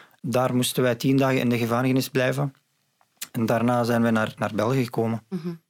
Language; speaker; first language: Dutch; non-native, fluent; Arabic